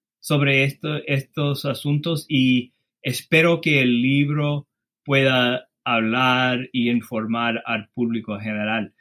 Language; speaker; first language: Spanish; non-native, fluent; English